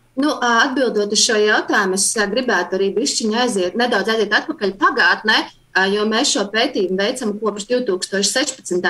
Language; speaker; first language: Latvian; native; Latvian